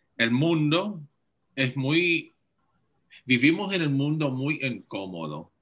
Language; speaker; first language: Spanish; non-native, fluent; English